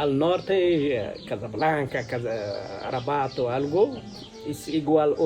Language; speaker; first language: Spanish; non-native, learner; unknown